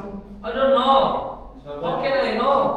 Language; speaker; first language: English; non-native, learner; Indonesian